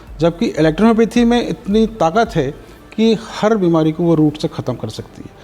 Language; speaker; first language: Hindi; native; Hindi